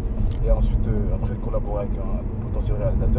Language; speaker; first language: French; native; French